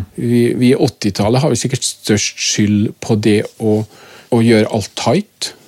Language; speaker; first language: Norwegian; native; Norwegian